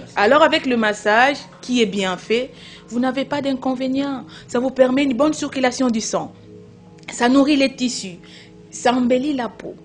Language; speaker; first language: French; non-native, local second language; Lingala